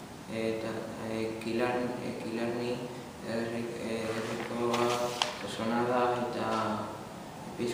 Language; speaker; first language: Basque; non-native, local second language; Spanish